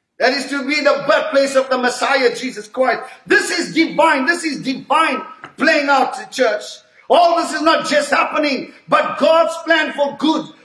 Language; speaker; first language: English; native; English